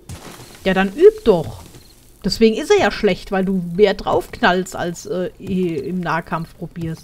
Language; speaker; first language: German; native; German